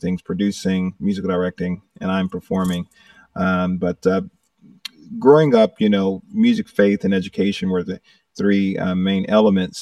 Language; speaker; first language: English; native; English